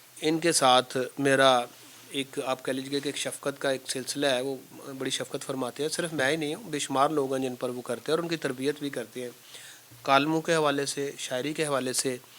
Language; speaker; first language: Urdu; non-native, local second language; Punjabi